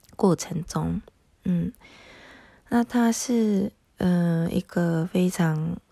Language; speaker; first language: Chinese; non-native, fluent; Japanese